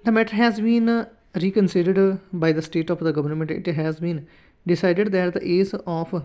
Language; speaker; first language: English; non-native, local second language; Punjabi